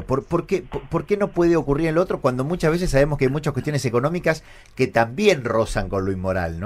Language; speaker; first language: Spanish; native; Spanish